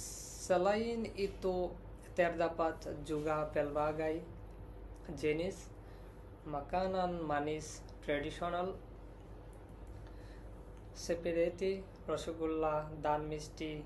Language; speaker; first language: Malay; non-native, learner; Bangla